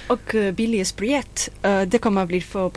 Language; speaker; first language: Swedish; non-native, fluent; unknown